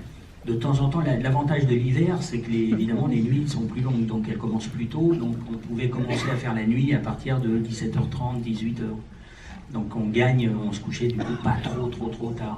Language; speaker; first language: French; native; French